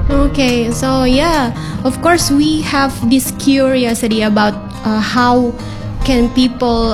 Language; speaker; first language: English; non-native, fluent; Indonesian